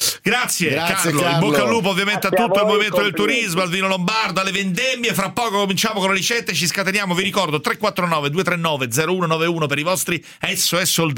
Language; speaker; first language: Italian; native; Italian